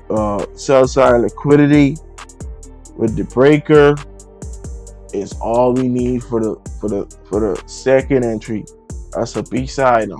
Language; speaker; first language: English; native; English